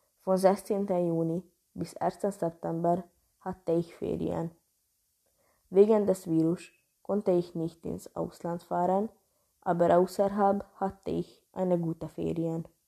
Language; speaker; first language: German; non-native, learner; Hungarian